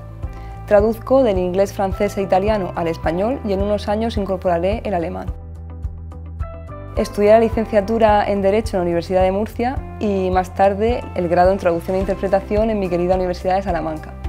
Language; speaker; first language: Spanish; native; Spanish